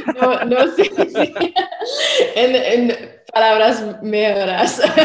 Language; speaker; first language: Spanish; non-native, learner; French